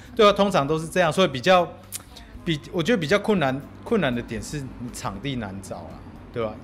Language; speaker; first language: Chinese; native; Chinese